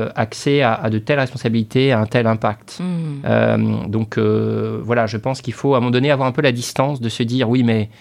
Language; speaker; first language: French; native; French